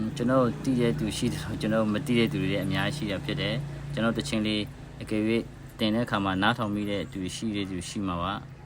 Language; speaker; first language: Burmese; non-native, local second language; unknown